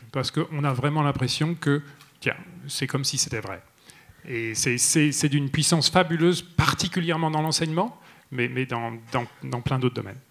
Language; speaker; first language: French; native; French